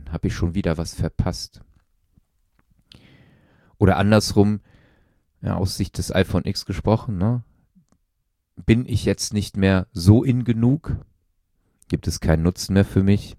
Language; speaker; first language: German; native; German